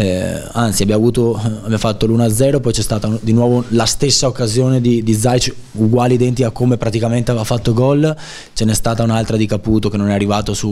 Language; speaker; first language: Italian; native; Italian